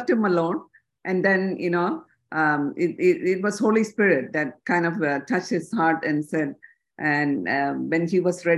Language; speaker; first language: English; non-native, local second language; Tamil